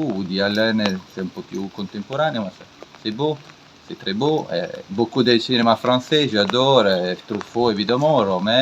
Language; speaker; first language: French; non-native, learner; Italian